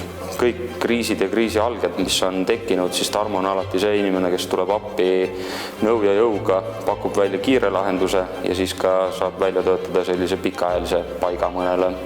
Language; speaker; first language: Estonian; native; Estonian